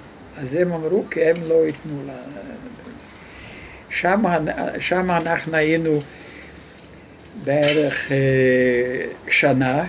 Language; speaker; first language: Hebrew; non-native, fluent; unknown